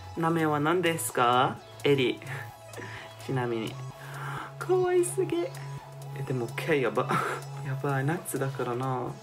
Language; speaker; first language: Japanese; non-native, fluent; English